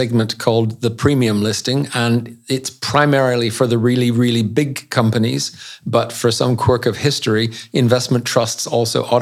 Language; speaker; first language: English; native; English